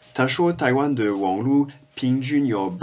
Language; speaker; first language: Chinese; non-native, fluent; French